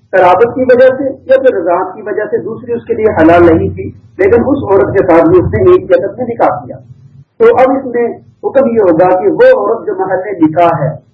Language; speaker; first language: Urdu; native; Urdu